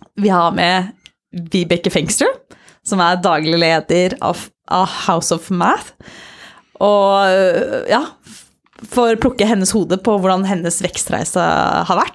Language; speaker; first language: Norwegian; native; Norwegian